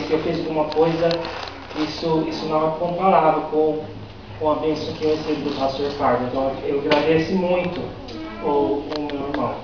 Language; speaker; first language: Portuguese; non-native, fluent; English